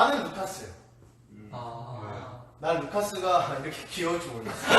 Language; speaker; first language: Korean; native; Korean